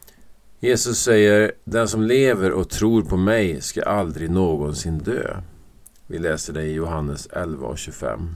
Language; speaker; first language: Swedish; native; Swedish